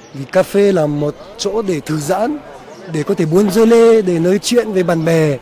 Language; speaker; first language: Vietnamese; non-native, fluent; French